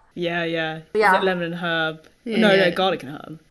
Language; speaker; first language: English; native; English